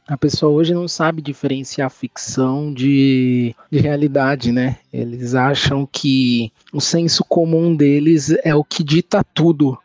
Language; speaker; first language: Portuguese; native; Portuguese